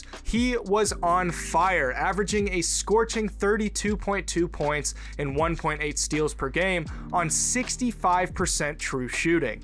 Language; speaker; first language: English; native; English